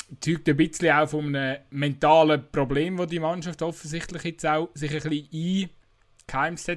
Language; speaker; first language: German; native; German